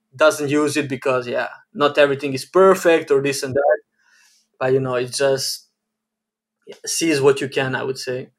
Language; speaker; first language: English; non-native, fluent; Serbian